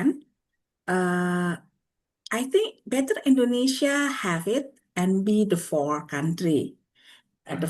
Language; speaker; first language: English; non-native, learner; Indonesian